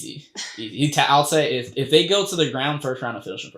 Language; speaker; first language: English; native; English